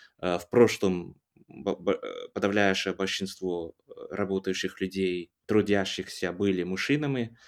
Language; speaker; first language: Russian; non-native, fluent; English